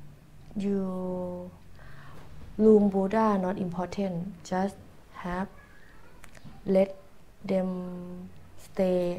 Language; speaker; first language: English; non-native, learner; Thai